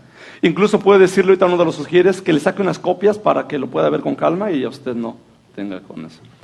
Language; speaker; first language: Spanish; native; Spanish